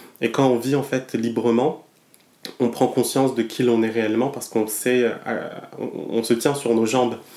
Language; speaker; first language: French; non-native, local second language; Malagasy